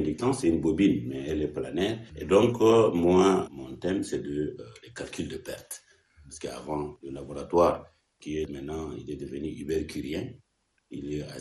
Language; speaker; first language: French; non-native, local second language; Arabic